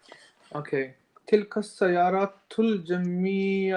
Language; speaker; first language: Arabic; non-native, learner; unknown